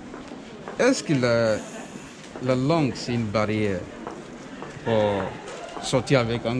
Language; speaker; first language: French; non-native, learner; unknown